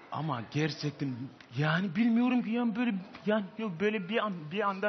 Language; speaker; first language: Turkish; non-native, fluent; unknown